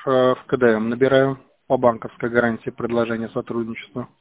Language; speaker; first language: Russian; native; Russian